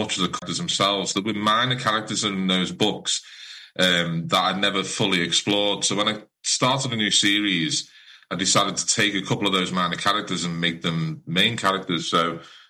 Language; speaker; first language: English; native; English